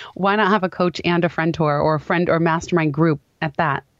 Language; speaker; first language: English; native; English